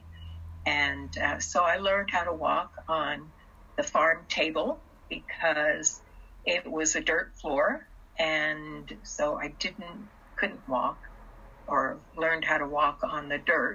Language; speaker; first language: English; early bilingual, other home language; Russian